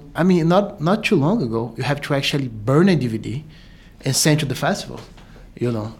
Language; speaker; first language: English; non-native, fluent; Portuguese